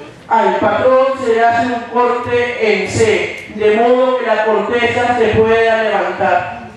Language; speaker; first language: Spanish; native; Spanish